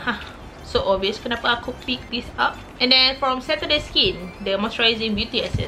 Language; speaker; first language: English; non-native, local second language; Malay